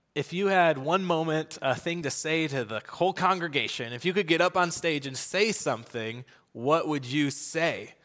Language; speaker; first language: English; native; English